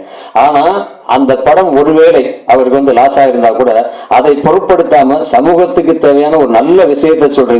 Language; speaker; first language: Tamil; native; Tamil